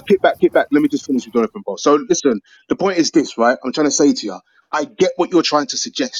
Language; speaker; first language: English; native; English